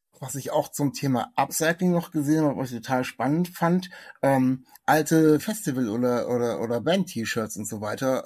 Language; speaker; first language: German; native; German